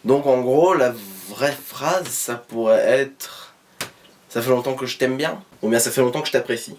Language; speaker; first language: French; native; French